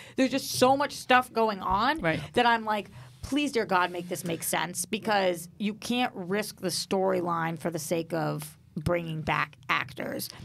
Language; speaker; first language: English; native; English